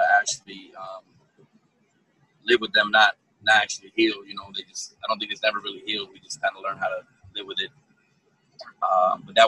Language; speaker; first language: English; native; English